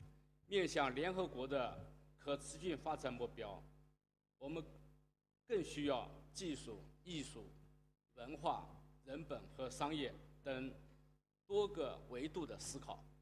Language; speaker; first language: Chinese; native; Chinese